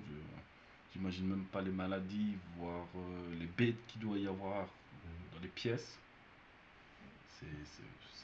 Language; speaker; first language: French; native; French